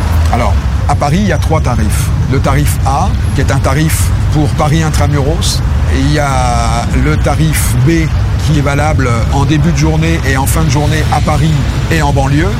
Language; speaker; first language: French; native; French